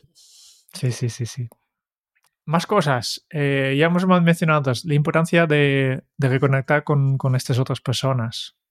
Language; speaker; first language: Spanish; non-native, fluent; Dutch